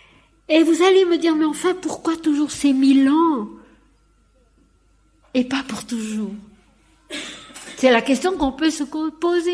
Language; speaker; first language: French; native; French